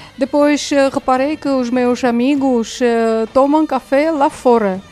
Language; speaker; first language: Portuguese; non-native, fluent; Armenian